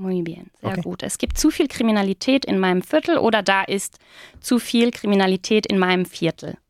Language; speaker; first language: German; non-native, fluent; Spanish